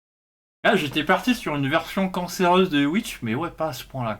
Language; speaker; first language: French; native; French